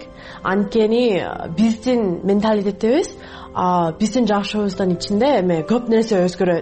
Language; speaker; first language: Kyrgyz; non-native, fluent; English